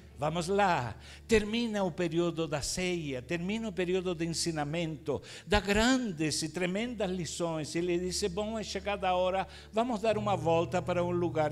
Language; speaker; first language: Portuguese; non-native, fluent; Spanish